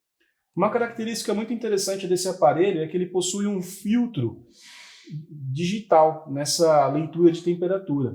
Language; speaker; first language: Portuguese; native; Portuguese